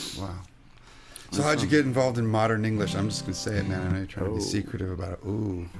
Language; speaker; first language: English; early bilingual, other home language; French